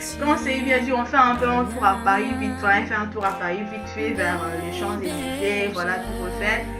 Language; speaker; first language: French; non-native, local second language; Lingala